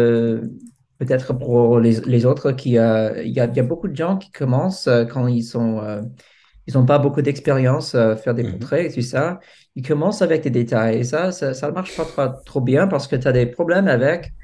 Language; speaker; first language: French; non-native, fluent; English